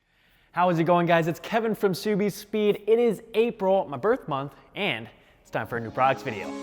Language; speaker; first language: English; native; English